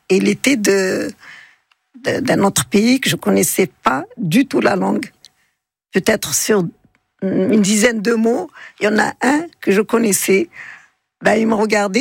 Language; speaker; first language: French; non-native, local second language; Arabic